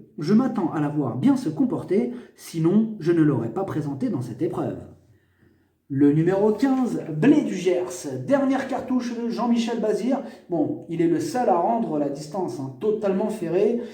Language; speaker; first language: French; native; French